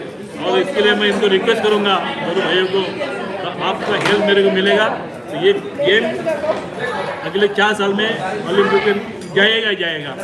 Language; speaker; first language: Hindi; non-native, local second language; Marathi